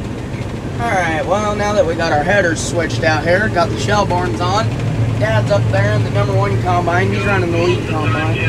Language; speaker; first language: English; native; English